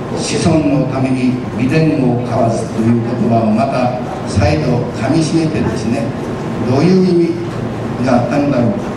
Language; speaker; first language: Japanese; early bilingual, heritage; Japanese